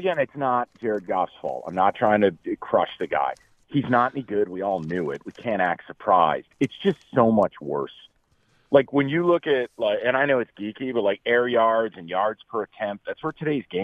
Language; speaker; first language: English; native; English